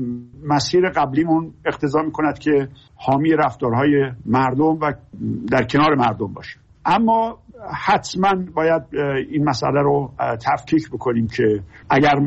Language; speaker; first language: Persian; native; Persian